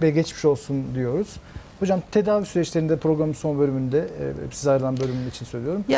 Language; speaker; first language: Turkish; native; Turkish